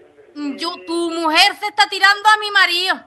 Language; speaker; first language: Spanish; native; Spanish